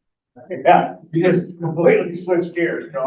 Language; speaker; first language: English; native; English